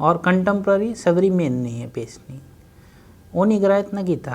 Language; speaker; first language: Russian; non-native, fluent; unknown